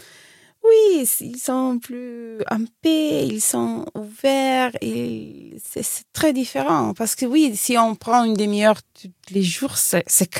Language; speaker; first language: French; non-native, fluent; Italian